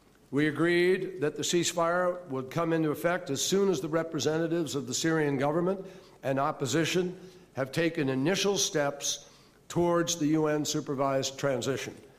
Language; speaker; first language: English; native; English